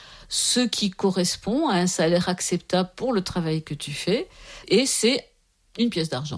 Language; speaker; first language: French; native; French